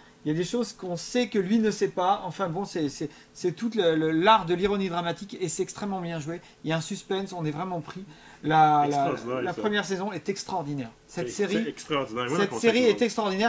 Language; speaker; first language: French; native; French